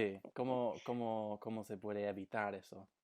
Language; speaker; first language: Spanish; non-native, fluent; English